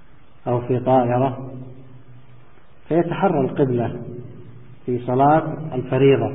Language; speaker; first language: Arabic; native; Arabic